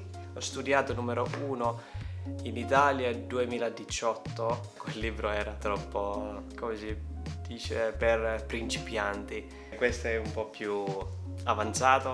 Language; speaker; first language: Italian; non-native, learner; Finnish